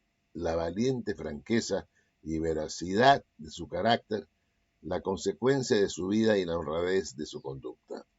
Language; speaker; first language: Spanish; native; Spanish